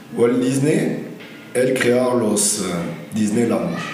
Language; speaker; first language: Spanish; non-native, fluent; French